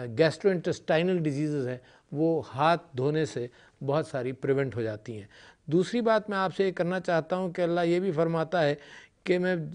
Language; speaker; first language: Urdu; native; Urdu